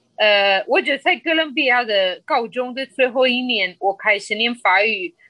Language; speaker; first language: Chinese; non-native, fluent; Spanish